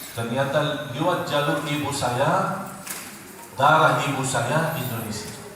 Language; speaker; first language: Indonesian; non-native, fluent; Arabic